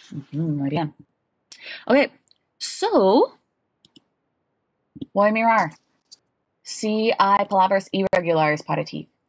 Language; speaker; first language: Spanish; non-native, learner; English